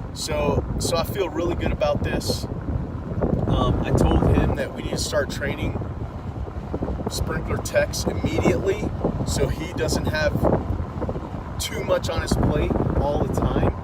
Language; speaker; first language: English; native; English